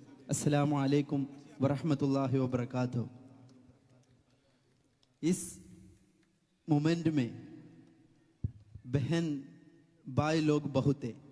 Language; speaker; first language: Hindi; non-native, local second language; Malayalam